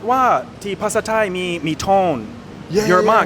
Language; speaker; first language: Thai; non-native, learner; English